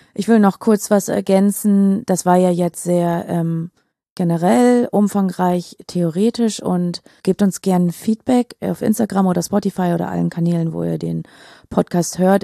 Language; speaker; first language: German; native; German